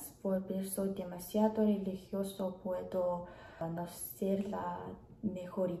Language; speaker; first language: Spanish; non-native, learner; Mongolian